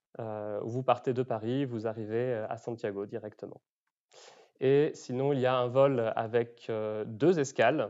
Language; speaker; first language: French; native; French